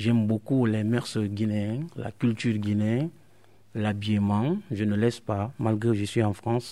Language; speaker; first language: French; non-native, local second language; Mandingo